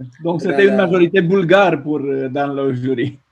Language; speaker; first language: French; non-native, fluent; Romanian